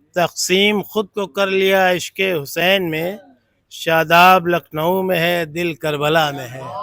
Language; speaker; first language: Urdu; native; Urdu